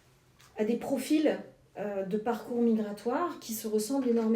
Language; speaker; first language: French; native; French